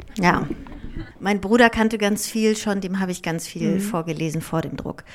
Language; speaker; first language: German; early bilingual, other home language; Greek